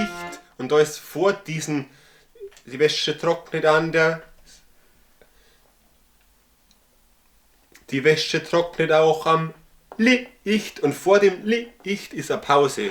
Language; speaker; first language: German; native; German